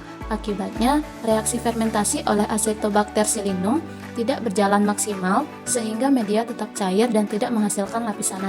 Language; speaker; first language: Indonesian; native; Indonesian